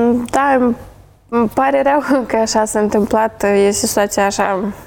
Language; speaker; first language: Romanian; non-native, fluent; Ukrainian